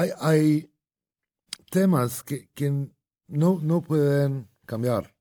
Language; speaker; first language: Spanish; non-native, fluent; Arabic